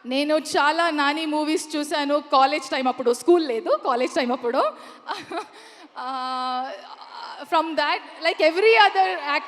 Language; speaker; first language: Telugu; non-native, learner; Kannada